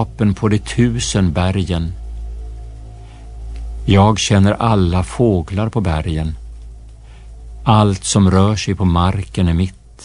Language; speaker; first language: Swedish; native; Swedish